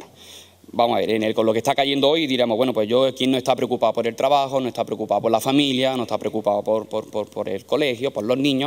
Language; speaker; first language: Spanish; native; Spanish